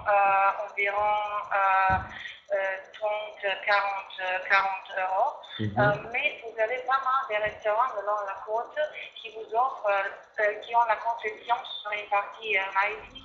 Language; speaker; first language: French; non-native, fluent; Croatian